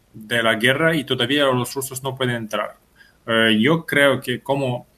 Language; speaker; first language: Spanish; non-native, fluent; Ukrainian